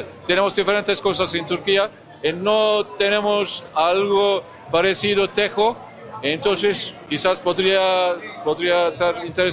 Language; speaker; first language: Spanish; non-native, learner; Turkish